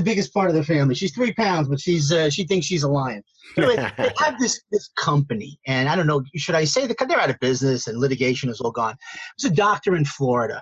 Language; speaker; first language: English; native; English